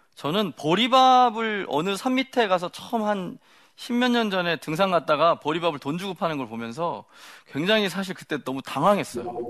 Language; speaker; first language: Korean; native; Korean